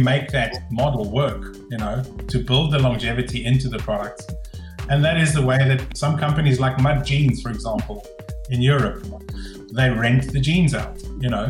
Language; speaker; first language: English; native; English